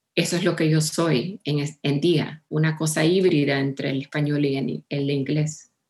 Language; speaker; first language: Spanish; early bilingual, heritage; Spanish